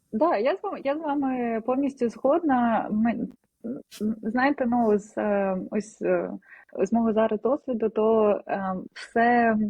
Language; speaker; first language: Ukrainian; non-native, local second language; Russian